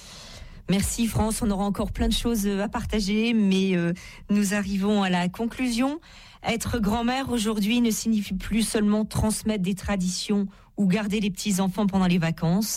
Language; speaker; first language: French; native; French